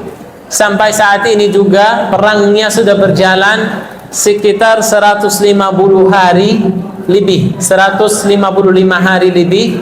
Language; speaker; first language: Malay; non-native, fluent; Arabic